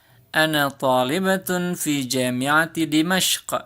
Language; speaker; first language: Arabic; non-native, fluent; Indonesian